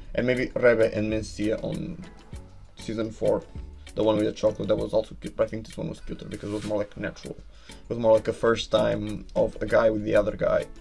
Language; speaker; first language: English; non-native, fluent; Portuguese